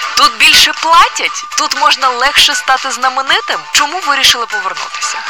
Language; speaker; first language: Ukrainian; native; Ukrainian